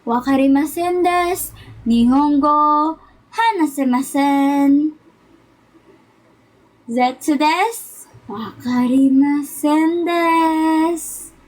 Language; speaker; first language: Japanese; non-native, learner; Filipino